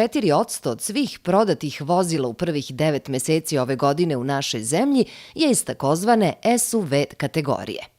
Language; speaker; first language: Serbian; native; Serbian